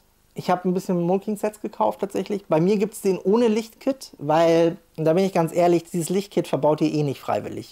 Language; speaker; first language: German; native; German